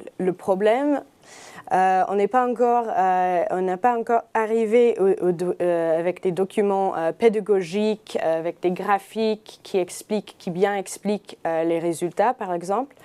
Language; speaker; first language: French; non-native, fluent; English